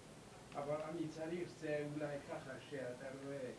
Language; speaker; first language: Hebrew; non-native, learner; German